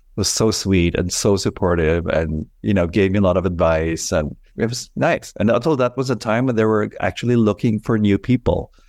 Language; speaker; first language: English; non-native, local second language; Filipino